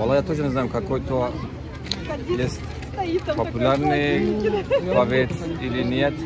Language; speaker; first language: Russian; non-native, learner; Turkish